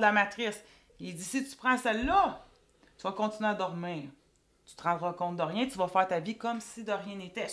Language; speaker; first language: French; native; French